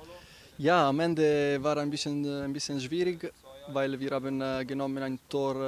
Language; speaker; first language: German; non-native, learner; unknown